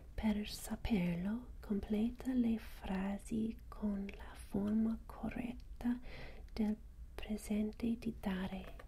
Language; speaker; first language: Italian; non-native, learner; English